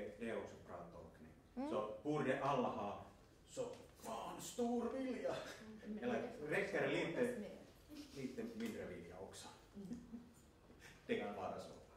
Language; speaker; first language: Swedish; non-native, local second language; Finnish